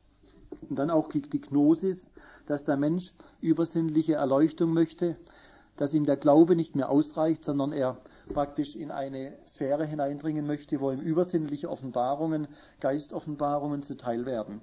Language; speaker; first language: German; native; German